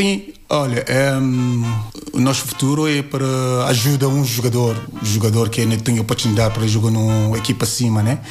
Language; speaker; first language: Portuguese; non-native, learner; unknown